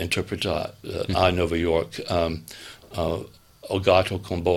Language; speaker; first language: Catalan; non-native, learner; English